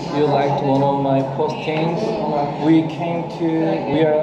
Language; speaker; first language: English; non-native, fluent; Korean